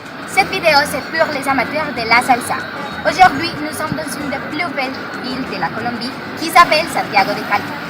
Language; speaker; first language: French; non-native, learner; Spanish